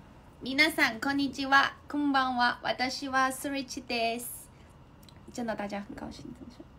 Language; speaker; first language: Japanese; non-native, learner; Chinese